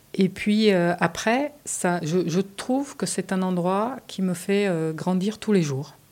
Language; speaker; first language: French; early bilingual, other home language; Romanian